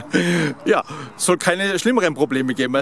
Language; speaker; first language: German; native; German